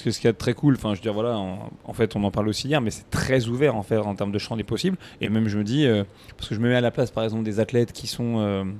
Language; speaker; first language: French; native; French